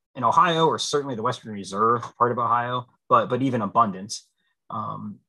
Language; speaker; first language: English; native; English